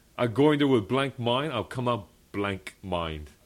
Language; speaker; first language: English; early bilingual, other home language; Korean